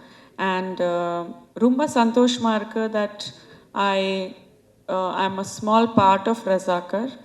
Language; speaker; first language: Tamil; non-native, fluent; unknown